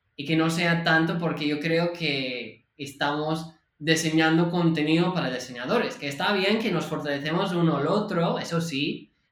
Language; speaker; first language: Spanish; non-native, fluent; English